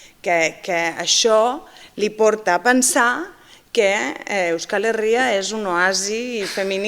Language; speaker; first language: Catalan; non-native, fluent; Basque